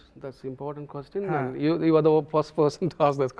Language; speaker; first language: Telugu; non-native, local second language; Tamil